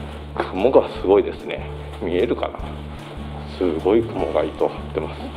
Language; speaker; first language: Japanese; native; Japanese